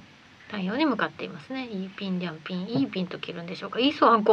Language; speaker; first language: Japanese; native; Japanese